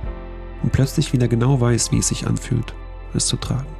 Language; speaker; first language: German; native; German